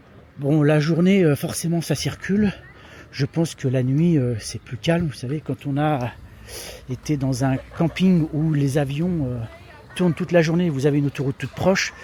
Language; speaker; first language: French; native; French